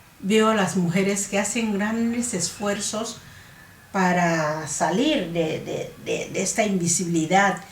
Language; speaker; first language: Spanish; non-native, local second language; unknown